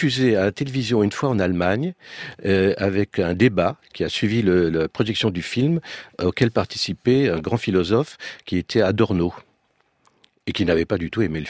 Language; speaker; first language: French; early bilingual, other home language; Romanian